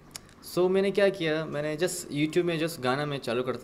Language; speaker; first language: Hindi; non-native, fluent; Arabic